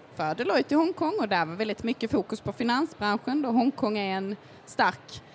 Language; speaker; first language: Swedish; native; Swedish